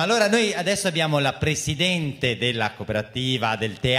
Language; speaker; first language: Italian; native; Italian